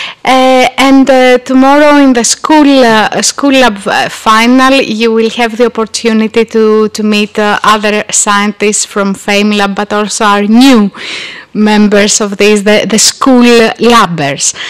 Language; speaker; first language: English; non-native, fluent; Greek